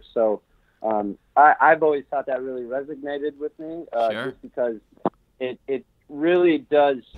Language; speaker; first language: English; native; English